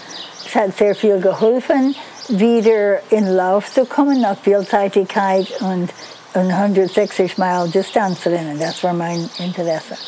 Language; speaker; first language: German; non-native, fluent; English